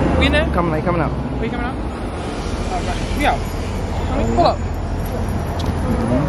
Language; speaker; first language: English; native; English